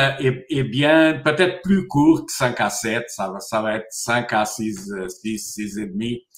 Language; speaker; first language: French; non-native, fluent; Portuguese